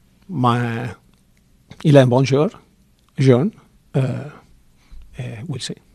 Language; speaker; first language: French; non-native, learner; Italian